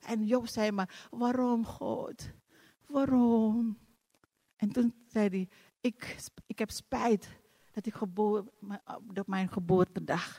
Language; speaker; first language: Dutch; non-native, fluent; Indonesian